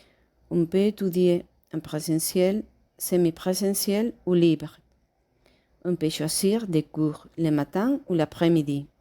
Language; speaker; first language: French; non-native, learner; Spanish